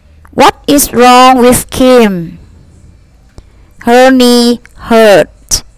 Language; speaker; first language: English; non-native, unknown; Thai